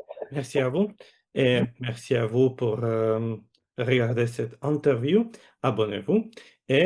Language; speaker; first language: French; non-native, fluent; Russian